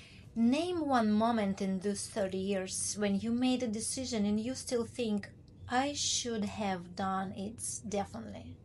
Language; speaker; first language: English; non-native, learner; Ukrainian